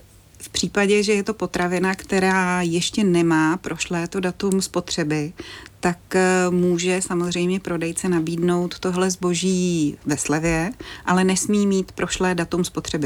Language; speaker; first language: Czech; native; Czech